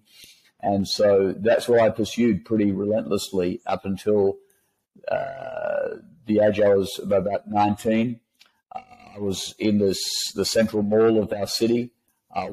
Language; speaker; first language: English; native; English